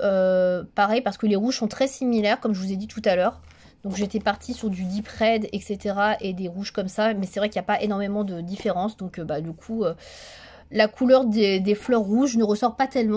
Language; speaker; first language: French; native; French